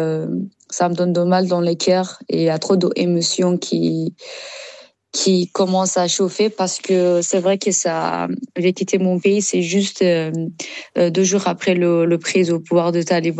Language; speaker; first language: French; non-native, learner; Persian